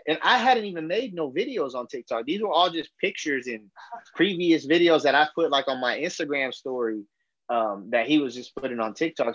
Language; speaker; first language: English; native; English